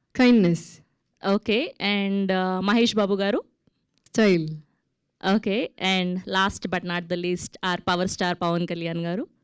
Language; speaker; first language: Telugu; native; Telugu